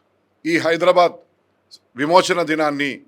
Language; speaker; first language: Telugu; native; Telugu